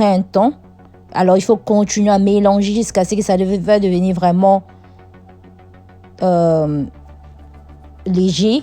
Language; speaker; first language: French; non-native, fluent; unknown